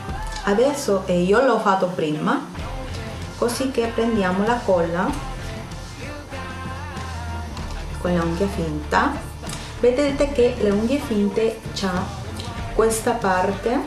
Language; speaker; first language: Italian; non-native, fluent; Spanish